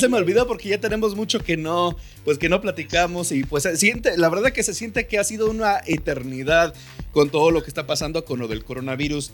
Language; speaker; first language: Spanish; native; Spanish